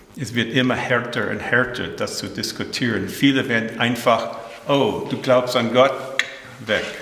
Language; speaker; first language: German; early bilingual, heritage; German